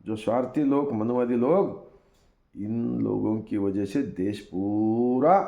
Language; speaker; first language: Hindi; non-native, local second language; Kannada